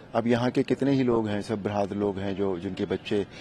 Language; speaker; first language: Hindi; native; Hindi